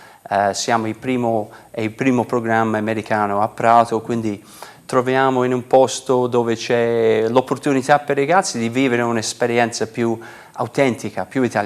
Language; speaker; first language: Italian; non-native, fluent; English